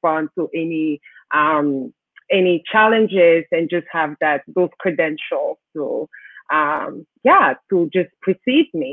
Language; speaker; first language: English; non-native, local second language; French